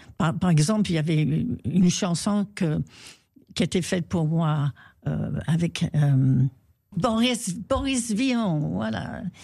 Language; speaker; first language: French; non-native, fluent; English